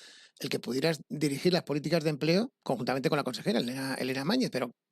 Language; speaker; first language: Spanish; native; Spanish